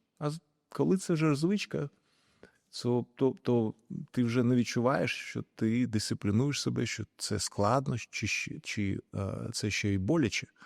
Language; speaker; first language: Ukrainian; non-native, local second language; Russian